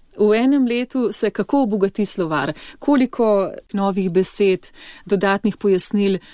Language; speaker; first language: Slovenian; native; Slovenian